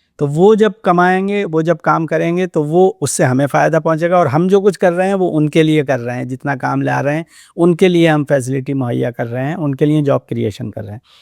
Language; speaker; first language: Hindi; native; Hindi